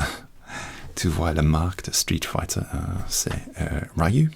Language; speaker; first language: French; non-native, learner; English